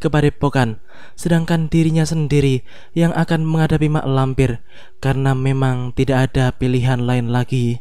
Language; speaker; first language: Indonesian; native; Indonesian